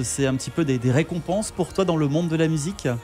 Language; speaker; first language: French; native; French